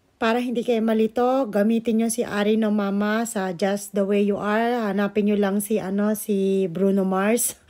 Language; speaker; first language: Filipino; native; Filipino